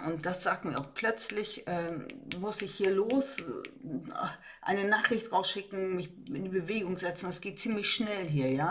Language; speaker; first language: German; native; German